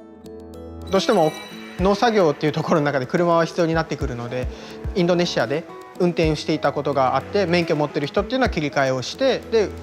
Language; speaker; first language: Japanese; native; Japanese